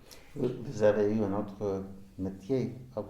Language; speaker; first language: French; non-native, fluent; English